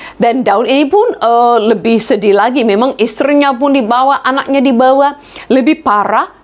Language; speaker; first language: Indonesian; non-native, fluent; English